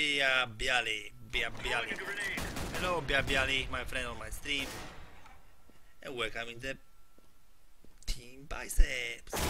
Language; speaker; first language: English; non-native, learner; Polish